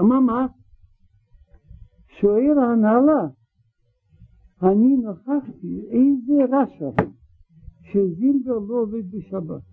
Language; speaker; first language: Hebrew; non-native, learner; Russian